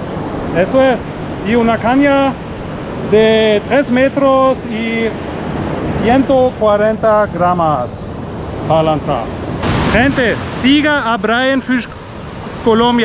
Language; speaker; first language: Spanish; non-native, learner; German